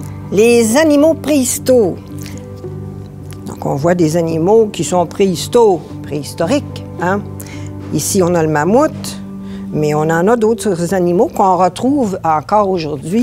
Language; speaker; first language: French; native; French